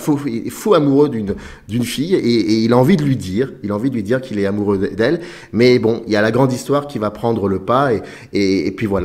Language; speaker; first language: French; native; French